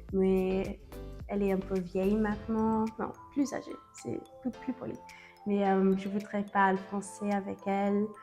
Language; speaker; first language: French; non-native, learner; English